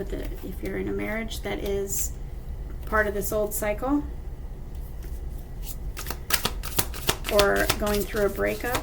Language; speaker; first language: English; native; English